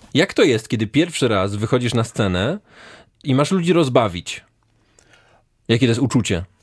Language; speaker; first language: Polish; native; Polish